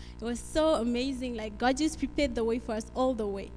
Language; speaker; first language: English; non-native, local second language; Afrikaans